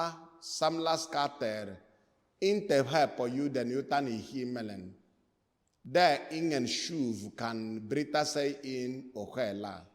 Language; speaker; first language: Swedish; non-native, fluent; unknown